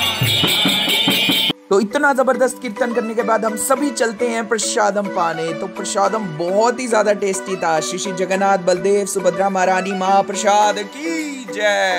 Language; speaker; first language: Hindi; native; Hindi